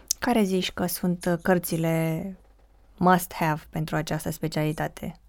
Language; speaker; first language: Romanian; native; Romanian